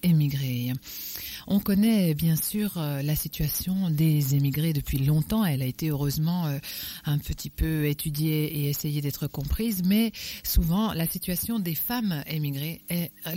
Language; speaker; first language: French; native; French